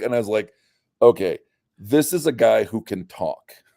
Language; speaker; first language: English; native; English